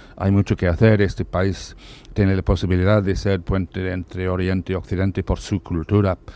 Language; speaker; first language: Spanish; non-native, fluent; English